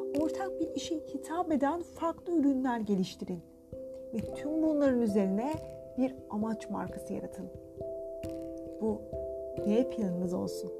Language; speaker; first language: Turkish; native; Turkish